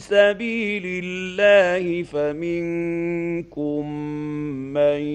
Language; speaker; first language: Arabic; native; Arabic